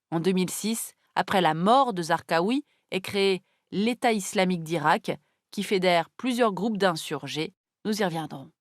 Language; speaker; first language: French; native; French